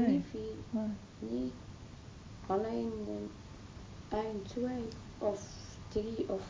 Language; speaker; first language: Dutch; non-native, learner; Arabic